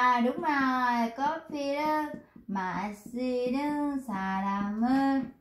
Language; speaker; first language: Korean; non-native, fluent; Vietnamese